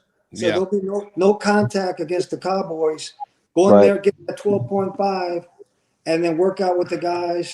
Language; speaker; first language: English; native; English